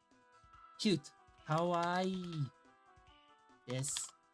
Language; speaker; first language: Japanese; non-native, learner; English